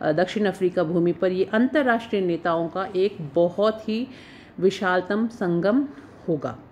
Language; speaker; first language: Hindi; native; Hindi